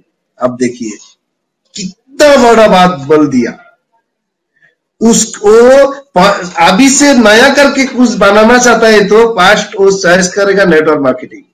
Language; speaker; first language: Hindi; non-native, fluent; Bangla